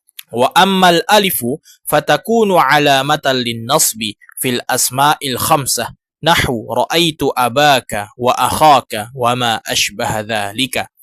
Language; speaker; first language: Arabic; non-native, fluent; Indonesian